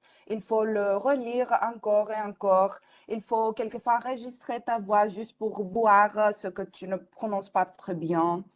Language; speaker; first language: French; non-native, fluent; Greek